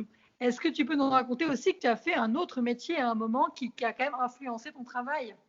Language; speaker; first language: French; native; French